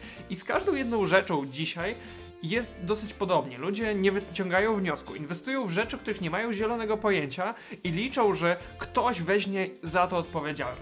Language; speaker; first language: Polish; native; Polish